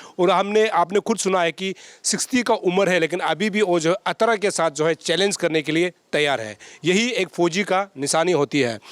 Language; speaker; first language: Hindi; non-native, local second language; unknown